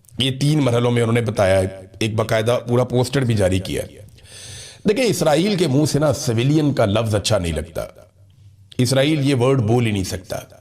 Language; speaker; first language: Urdu; non-native, local second language; Punjabi